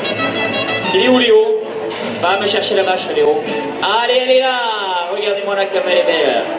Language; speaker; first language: French; native; French